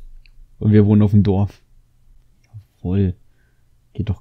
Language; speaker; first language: German; native; German